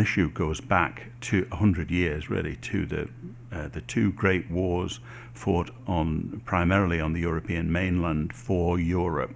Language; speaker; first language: English; native; English